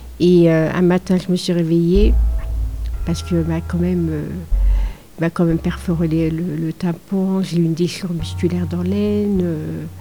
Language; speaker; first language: French; native; French